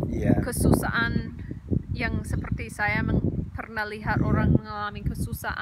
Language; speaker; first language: Indonesian; non-native, fluent; English